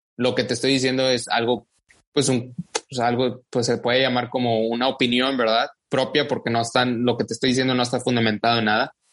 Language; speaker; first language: Spanish; native; Spanish